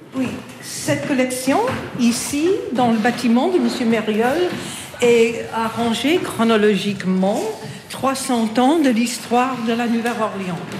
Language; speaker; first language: French; non-native, fluent; English